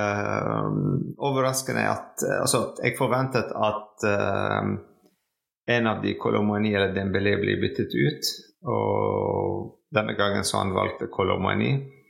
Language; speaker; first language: Norwegian; non-native, fluent; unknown